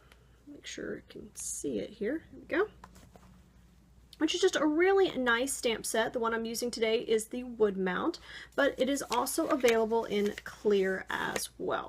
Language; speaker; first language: English; native; English